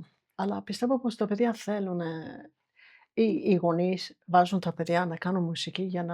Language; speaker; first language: Greek; non-native, fluent; English